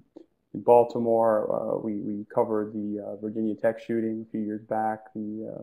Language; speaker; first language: English; native; English